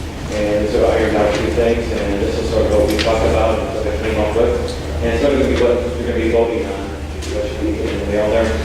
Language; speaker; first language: English; native; English